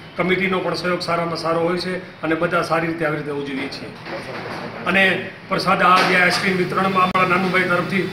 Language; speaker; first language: Gujarati; non-native, local second language; Sindhi